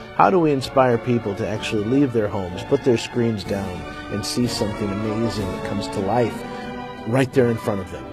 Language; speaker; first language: English; native; English